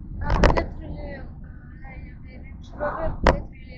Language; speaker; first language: French; non-native, learner; Russian